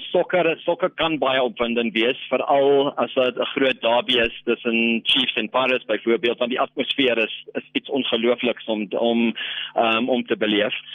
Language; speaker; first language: Afrikaans; non-native, local second language; English